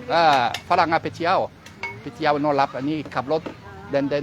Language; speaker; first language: Thai; non-native, learner; French